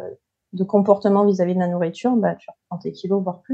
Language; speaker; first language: French; native; French